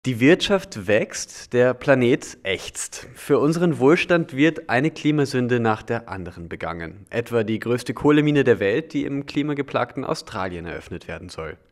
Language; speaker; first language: German; native; German